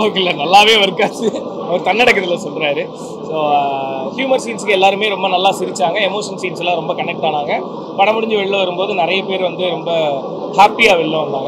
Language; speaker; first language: Tamil; native; Tamil